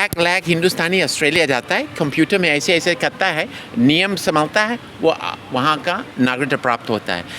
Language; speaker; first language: Hindi; non-native, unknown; English